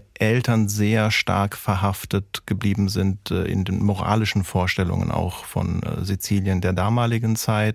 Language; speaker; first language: German; early bilingual, other home language; Sicilian